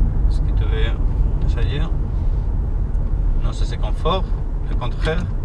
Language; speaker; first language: French; non-native, learner; Spanish